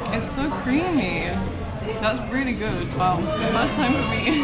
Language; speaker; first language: English; native; English